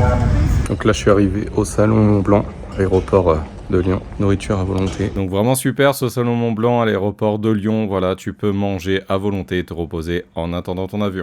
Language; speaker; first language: French; native; French